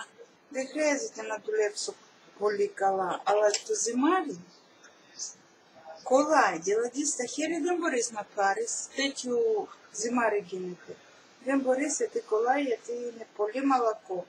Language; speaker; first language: Greek; non-native, learner; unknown